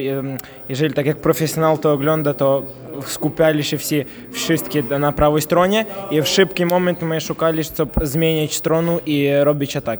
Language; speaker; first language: Polish; non-native, learner; Ukrainian